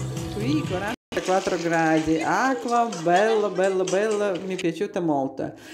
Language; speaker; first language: Italian; non-native, learner; Russian